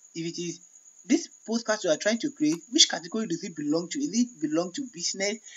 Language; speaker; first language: English; non-native, local second language; Yoruba